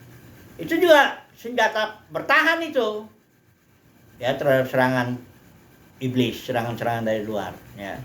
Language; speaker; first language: Indonesian; native; Indonesian